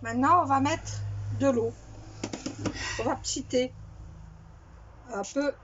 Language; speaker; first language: French; native; French